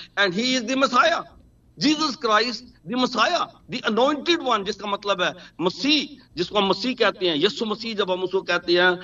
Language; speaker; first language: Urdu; non-native, local second language; Punjabi